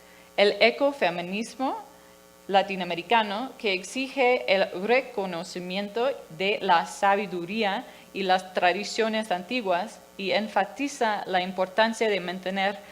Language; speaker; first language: Spanish; non-native, learner; English